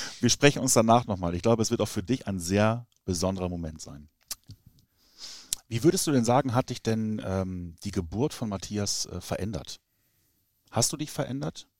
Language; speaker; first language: German; native; German